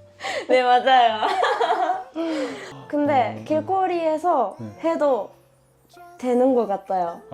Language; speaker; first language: Korean; non-native, learner; Japanese